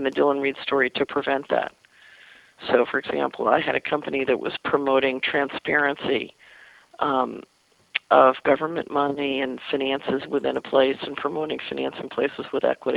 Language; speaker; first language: English; native; English